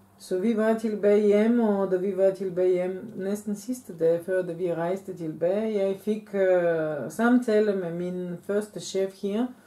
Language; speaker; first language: Danish; non-native, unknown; Bulgarian